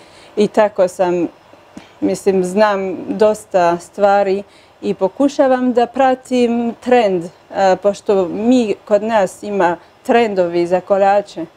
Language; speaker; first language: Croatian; non-native, learner; French